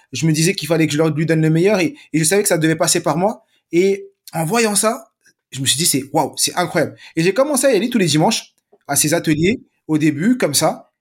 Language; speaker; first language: French; native; French